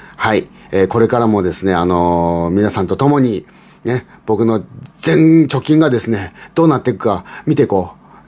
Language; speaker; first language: Japanese; native; Japanese